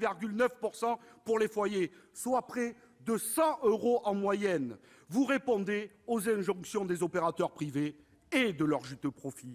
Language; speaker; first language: French; native; French